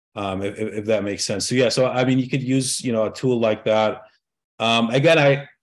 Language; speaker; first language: English; early bilingual, other home language; Arabic